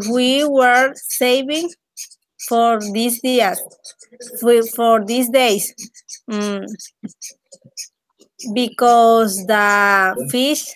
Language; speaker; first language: English; non-native, learner; Spanish